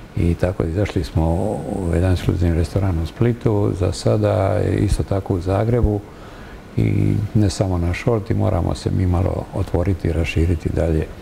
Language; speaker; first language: Croatian; native; Croatian